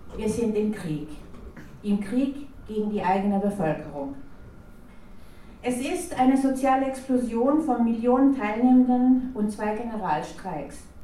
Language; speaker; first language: German; non-native, fluent; Spanish